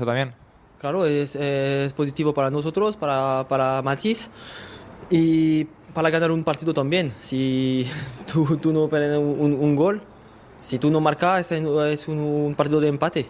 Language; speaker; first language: Spanish; non-native, learner; French